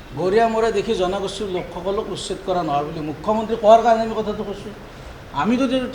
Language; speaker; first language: Assamese; native; Assamese